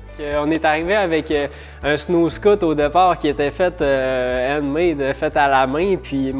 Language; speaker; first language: French; native; French